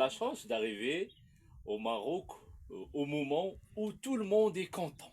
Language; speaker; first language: French; non-native, local second language; Arabic